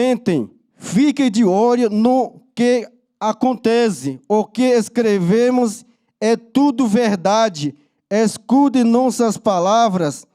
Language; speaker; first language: Portuguese; non-native, local second language; Yanomámi